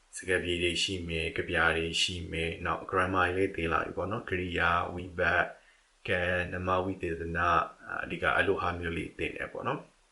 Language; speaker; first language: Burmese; native; Burmese